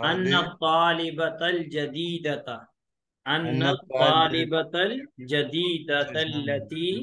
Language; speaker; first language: Arabic; non-native, fluent; Urdu